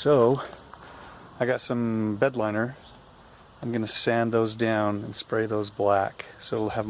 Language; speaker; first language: English; native; English